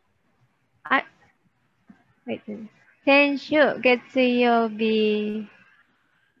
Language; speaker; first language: Japanese; non-native, learner; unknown